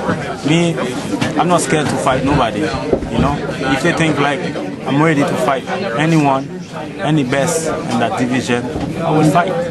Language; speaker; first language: English; non-native, fluent; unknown